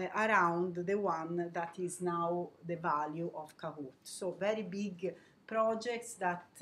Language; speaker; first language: English; non-native, fluent; Italian